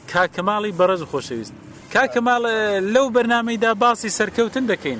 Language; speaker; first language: Central Kurdish; native; Central Kurdish